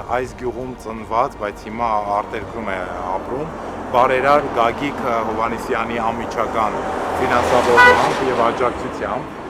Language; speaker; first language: Armenian; native; Armenian